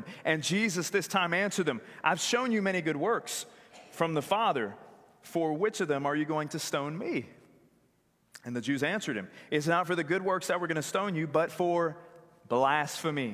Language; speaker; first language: English; native; English